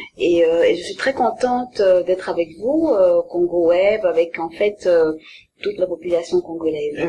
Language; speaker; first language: French; early bilingual, other home language; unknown